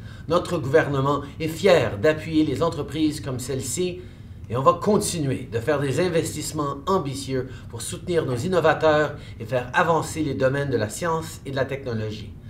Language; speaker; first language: French; early bilingual, heritage; French